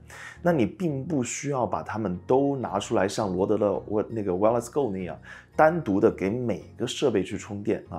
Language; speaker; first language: Chinese; native; Chinese